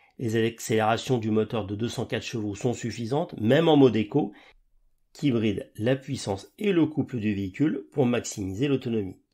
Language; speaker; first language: French; native; French